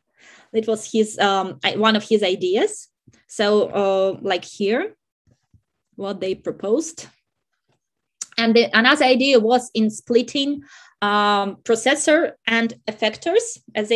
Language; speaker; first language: English; non-native, fluent; Russian